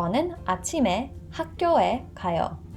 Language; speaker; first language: Korean; non-native, fluent; English